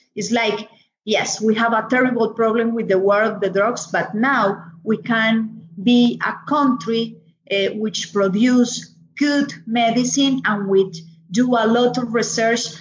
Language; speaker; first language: English; non-native, learner; Spanish